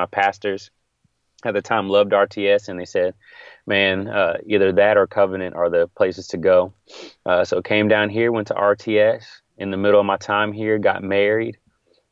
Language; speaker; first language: English; native; English